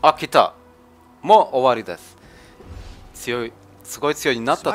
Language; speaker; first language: Japanese; non-native, learner; German